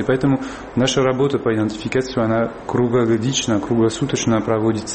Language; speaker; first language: Russian; non-native, fluent; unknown